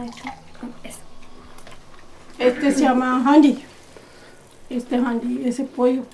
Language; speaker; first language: Spanish; non-native, fluent; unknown